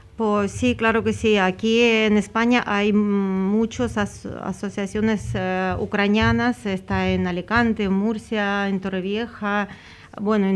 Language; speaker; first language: Spanish; non-native, fluent; Ukrainian